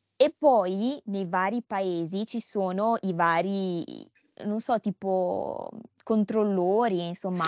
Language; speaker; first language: Italian; early bilingual, heritage; Italian